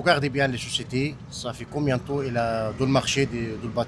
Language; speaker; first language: French; non-native, fluent; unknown